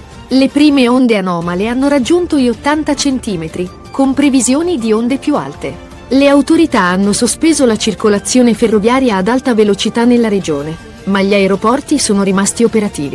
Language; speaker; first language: Italian; native; Italian